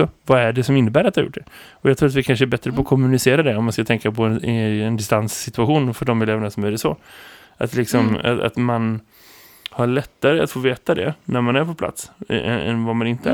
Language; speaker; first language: Swedish; native; Swedish